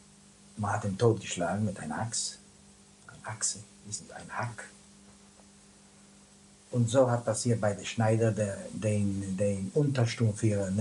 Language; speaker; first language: German; non-native, learner; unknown